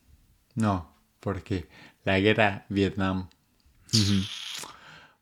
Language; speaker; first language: Spanish; non-native, fluent; English